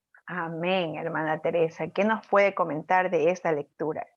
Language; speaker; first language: Spanish; native; Spanish